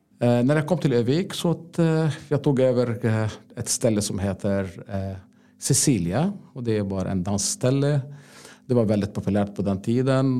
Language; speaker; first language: Swedish; non-native, fluent; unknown